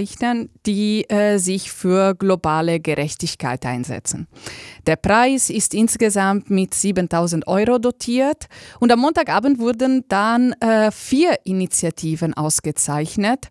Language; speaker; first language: German; native; German